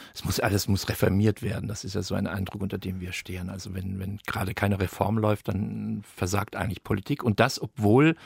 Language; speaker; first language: German; native; German